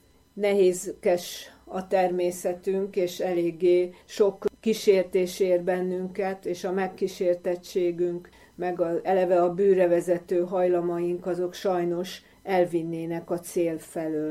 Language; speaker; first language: Hungarian; native; Hungarian